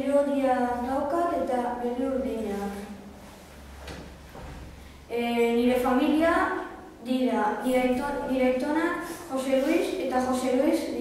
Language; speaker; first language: Basque; non-native, local second language; Spanish